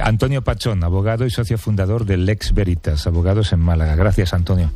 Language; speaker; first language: Spanish; native; Spanish